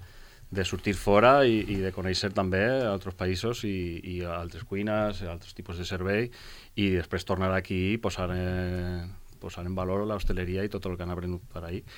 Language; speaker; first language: Catalan; non-native, local second language; Spanish